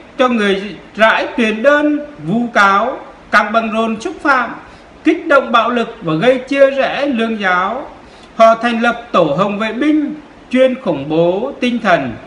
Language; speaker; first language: Vietnamese; native; Vietnamese